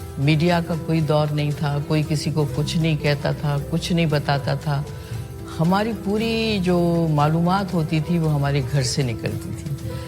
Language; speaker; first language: Urdu; non-native, local second language; Sindhi